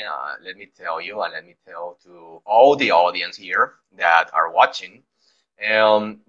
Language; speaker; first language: English; non-native, fluent; Spanish